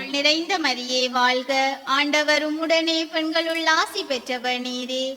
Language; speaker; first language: Tamil; native; Tamil